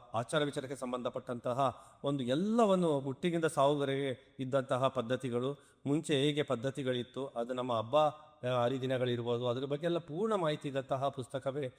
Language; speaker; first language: Kannada; non-native, local second language; Kodava